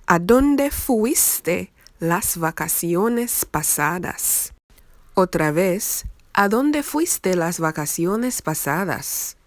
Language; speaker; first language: Spanish; non-native, fluent; English